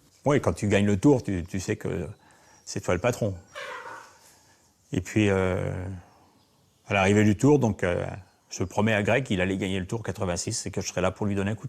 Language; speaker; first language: French; native; French